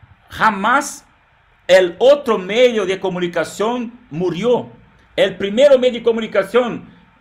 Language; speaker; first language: Spanish; non-native, learner; Portuguese